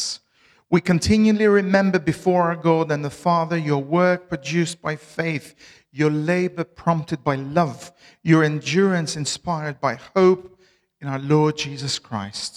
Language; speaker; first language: English; non-native, fluent; Albanian